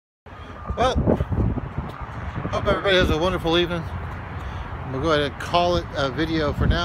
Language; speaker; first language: English; native; English